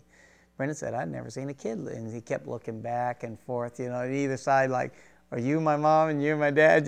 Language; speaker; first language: English; native; English